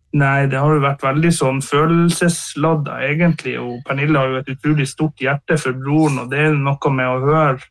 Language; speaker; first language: Norwegian; native; Norwegian